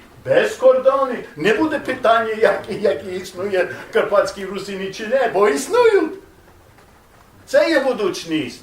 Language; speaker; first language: Ukrainian; non-native, learner; English